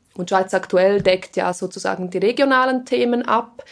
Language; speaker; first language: German; non-native, fluent; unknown